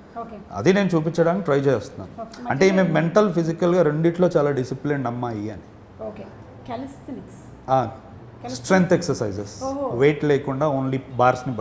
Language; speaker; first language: Telugu; native; Telugu